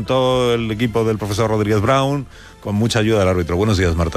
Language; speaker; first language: Spanish; native; Spanish